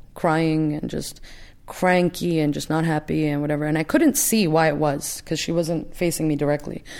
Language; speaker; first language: English; native; English